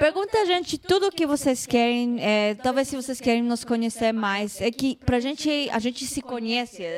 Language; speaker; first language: Portuguese; non-native, fluent; Hebrew